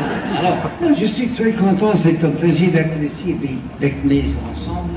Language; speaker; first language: French; non-native, learner; English